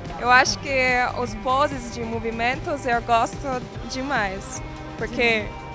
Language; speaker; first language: Portuguese; non-native, learner; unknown